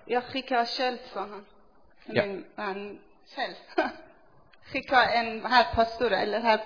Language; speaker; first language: Swedish; non-native, fluent; Persian